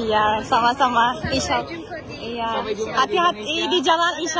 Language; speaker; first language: Indonesian; non-native, learner; Turkish